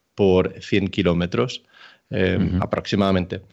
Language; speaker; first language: Spanish; non-native, fluent; Danish